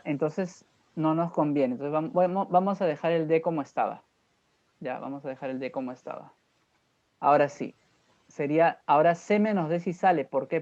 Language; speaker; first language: Spanish; native; Spanish